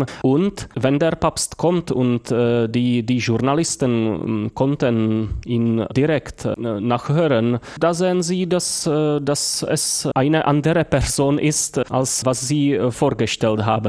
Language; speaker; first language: German; non-native, fluent; Czech